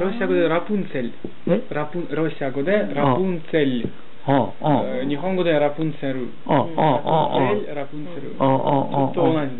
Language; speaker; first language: Japanese; non-native, learner; Russian